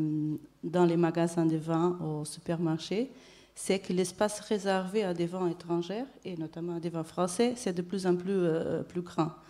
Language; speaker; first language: French; non-native, fluent; Portuguese